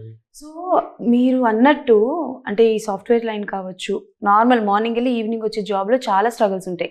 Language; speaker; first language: Telugu; native; Telugu